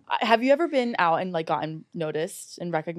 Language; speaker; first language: English; native; English